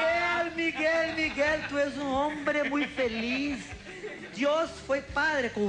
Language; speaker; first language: Spanish; non-native, learner; Portuguese